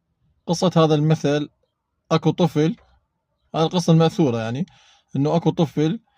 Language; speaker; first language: Arabic; native; Arabic